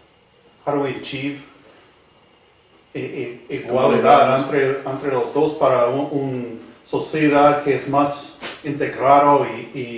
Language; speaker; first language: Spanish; non-native, fluent; English